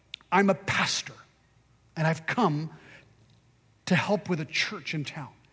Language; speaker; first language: English; early bilingual, other home language; French